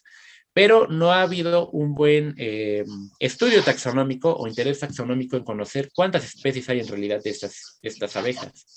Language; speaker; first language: Spanish; native; Spanish